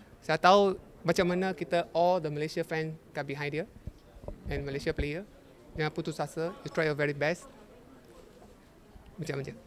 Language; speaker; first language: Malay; non-native, local second language; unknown